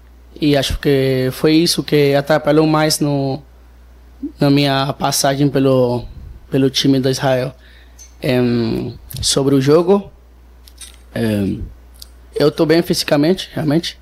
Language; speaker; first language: Portuguese; non-native, fluent; Spanish